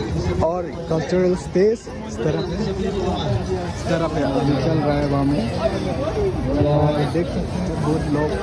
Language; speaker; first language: Hindi; non-native, local second language; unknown